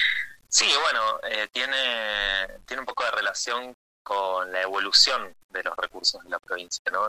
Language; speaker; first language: Spanish; native; Spanish